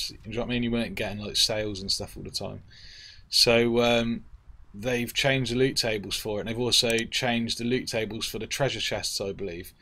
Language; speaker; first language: English; native; English